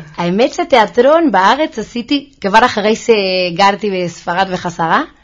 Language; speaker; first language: Hebrew; non-native, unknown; Spanish